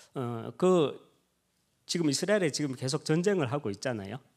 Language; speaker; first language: Korean; native; Korean